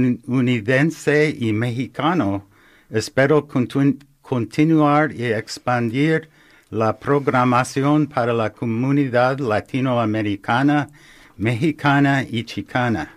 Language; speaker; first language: Spanish; non-native, learner; English